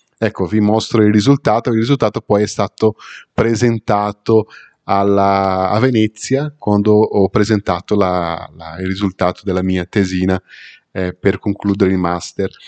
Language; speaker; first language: Italian; non-native, fluent; Portuguese